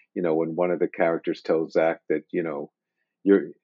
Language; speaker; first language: English; native; English